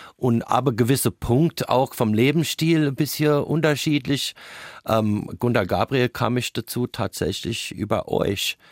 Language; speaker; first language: German; non-native, fluent; English